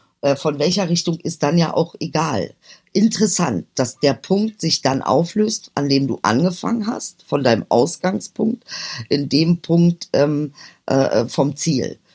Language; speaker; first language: German; early bilingual, other home language; Turkish